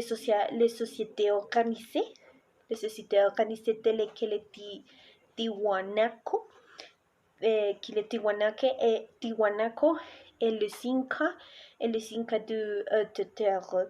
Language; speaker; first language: French; non-native, learner; Spanish